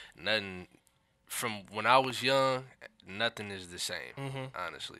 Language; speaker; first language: English; native; English